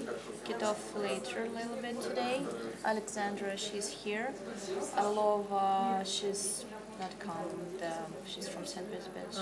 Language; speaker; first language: English; non-native, learner; Russian